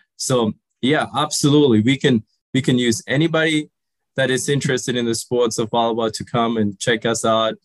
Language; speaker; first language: English; early bilingual, other home language; Sinhala